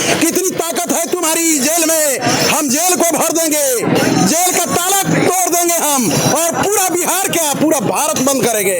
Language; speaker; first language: Hindi; native; Hindi